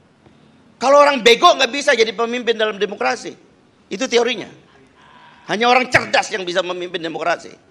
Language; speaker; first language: Indonesian; native; Indonesian